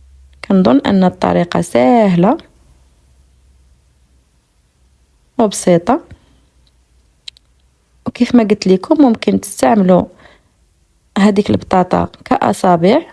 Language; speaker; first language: Arabic; native; Arabic